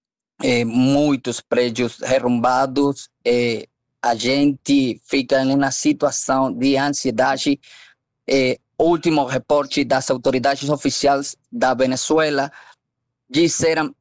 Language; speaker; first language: Portuguese; non-native, fluent; Spanish